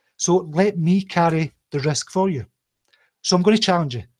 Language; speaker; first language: English; native; English